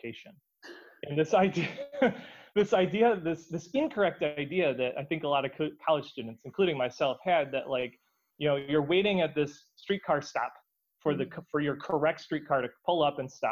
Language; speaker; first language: English; native; English